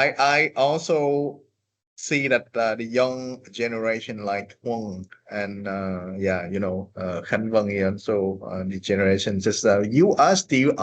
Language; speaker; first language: English; non-native, fluent; Vietnamese